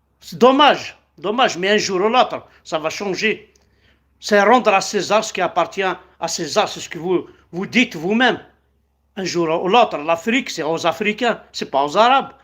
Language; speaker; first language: French; non-native, local second language; Kabyle